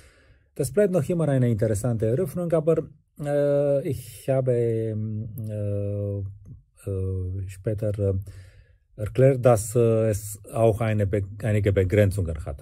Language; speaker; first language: German; non-native, fluent; Romanian